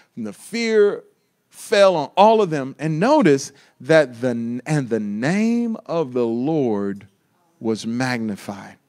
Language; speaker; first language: English; native; English